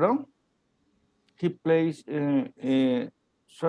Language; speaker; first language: English; non-native, learner; Spanish